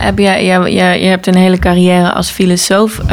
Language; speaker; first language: Dutch; native; Dutch